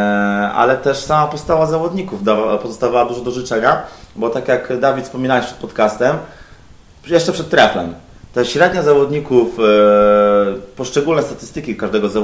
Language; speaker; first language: Polish; native; Polish